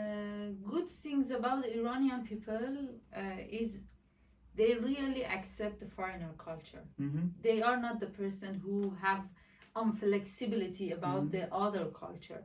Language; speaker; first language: English; non-native, learner; Persian